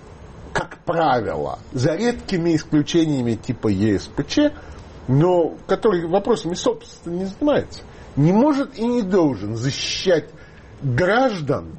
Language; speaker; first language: Russian; native; Russian